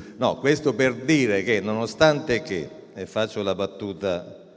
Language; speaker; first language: Italian; native; Italian